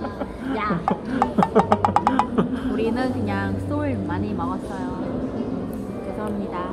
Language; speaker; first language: Korean; non-native, learner; Vietnamese